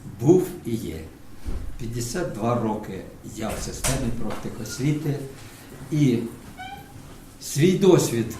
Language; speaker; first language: Ukrainian; non-native, local second language; Russian